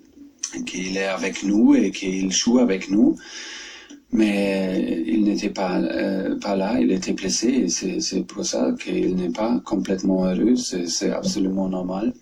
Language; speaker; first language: French; non-native, fluent; German